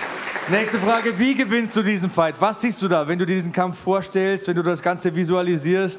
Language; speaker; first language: German; native; German